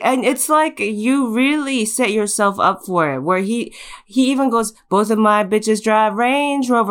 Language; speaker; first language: English; early bilingual, other home language; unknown